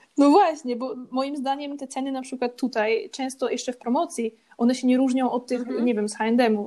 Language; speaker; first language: Polish; native; Polish